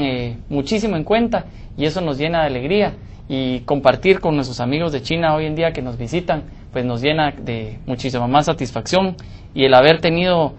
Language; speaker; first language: Spanish; native; Spanish